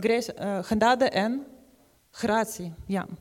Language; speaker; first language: Dutch; non-native, fluent; Ukrainian